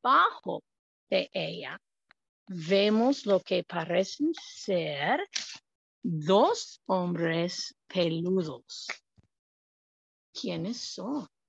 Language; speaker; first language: Spanish; non-native, fluent; English